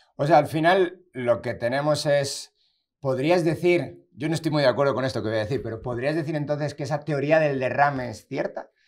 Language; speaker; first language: Spanish; native; Spanish